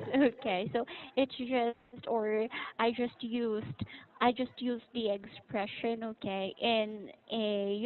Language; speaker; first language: English; non-native, local second language; Filipino